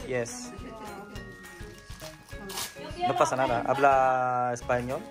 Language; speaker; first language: Spanish; non-native, learner; Filipino